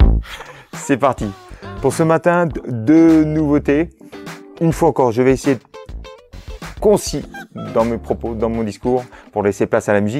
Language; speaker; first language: French; native; French